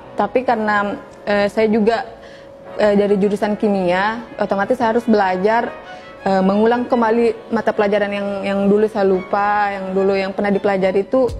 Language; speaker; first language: Indonesian; native; Indonesian